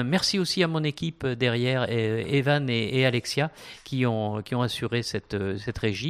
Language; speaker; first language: French; native; French